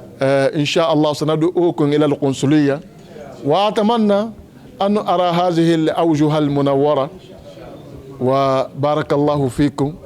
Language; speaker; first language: Arabic; non-native, fluent; Mandingo